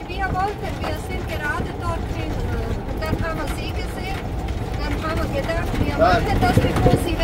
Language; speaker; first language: German; non-native, fluent; Bosnian